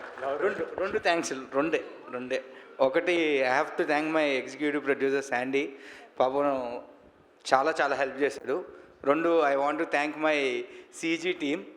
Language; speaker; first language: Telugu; native; Telugu